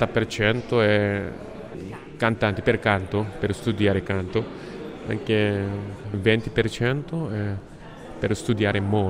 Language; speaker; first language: Italian; non-native, learner; Korean